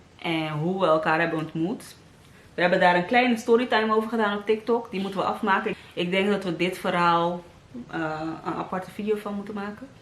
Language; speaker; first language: Dutch; early bilingual, other home language; Papiamento